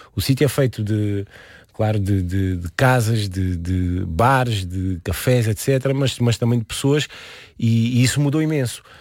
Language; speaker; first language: Portuguese; early bilingual, heritage; Portuguese